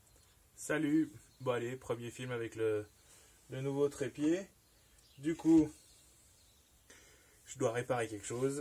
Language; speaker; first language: French; native; French